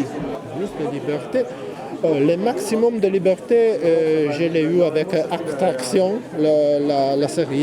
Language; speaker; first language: French; non-native, fluent; Italian